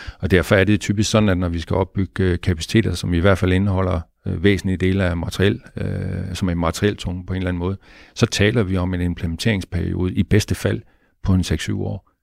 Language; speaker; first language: Danish; native; Danish